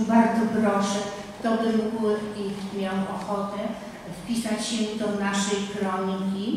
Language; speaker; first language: Polish; native; Polish